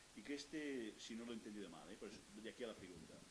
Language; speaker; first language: Spanish; non-native, local second language; Catalan